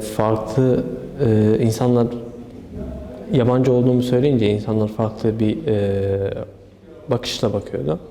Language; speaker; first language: Turkish; early bilingual, other home language; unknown